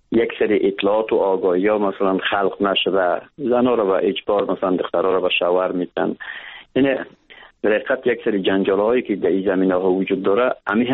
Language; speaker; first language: Persian; native; Persian